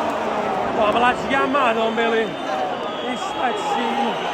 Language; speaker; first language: Italian; native; Italian